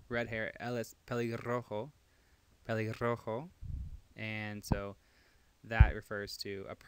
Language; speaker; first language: Spanish; non-native, fluent; English